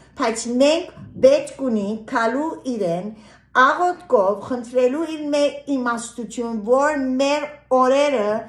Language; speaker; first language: Armenian; early bilingual, heritage; Armenian